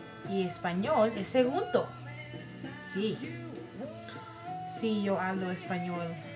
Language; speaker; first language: Spanish; early bilingual, heritage; Spanish